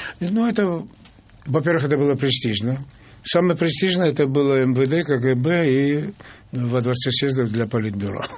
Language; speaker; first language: Russian; non-native, local second language; Georgian